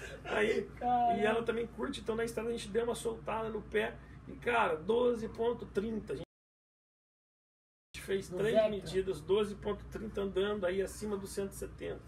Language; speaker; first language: Portuguese; native; Portuguese